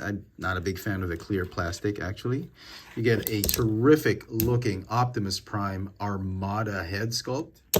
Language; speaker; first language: English; native; English